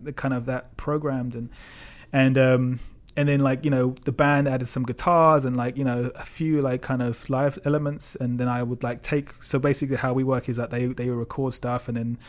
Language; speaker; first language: English; native; English